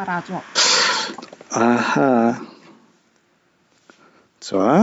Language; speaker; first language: Korean; non-native, learner; English